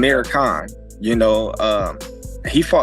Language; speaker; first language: English; native; English